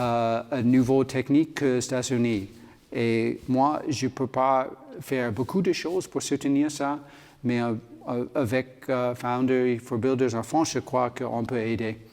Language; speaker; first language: French; non-native, learner; English